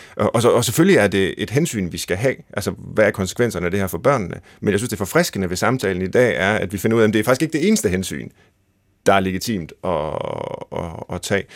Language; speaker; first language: Danish; native; Danish